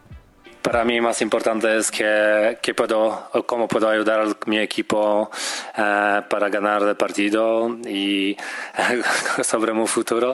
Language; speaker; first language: Spanish; non-native, fluent; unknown